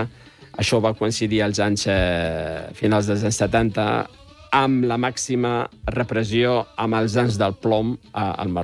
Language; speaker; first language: Catalan; non-native, fluent; Riffian